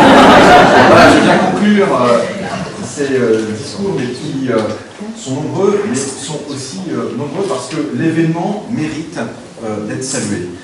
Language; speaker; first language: French; native; French